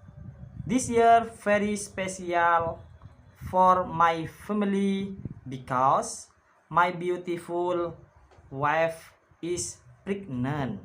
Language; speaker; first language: English; non-native, learner; Indonesian